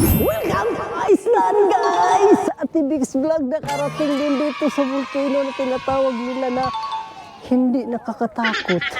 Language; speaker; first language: Filipino; non-native, local second language; Cebuano